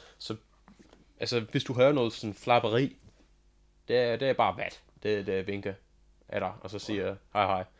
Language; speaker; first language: Danish; non-native, fluent; English